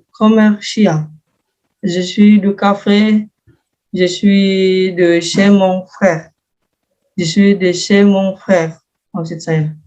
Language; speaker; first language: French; non-native, learner; Indonesian